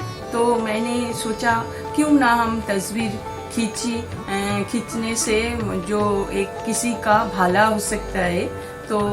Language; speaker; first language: Hindi; non-native, local second language; Bangla